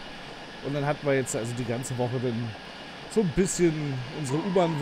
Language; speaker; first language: German; native; German